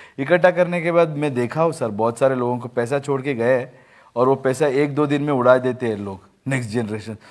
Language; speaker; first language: Hindi; non-native, local second language; Kannada